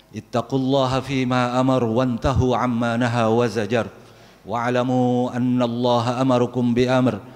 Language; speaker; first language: Arabic; non-native, fluent; Indonesian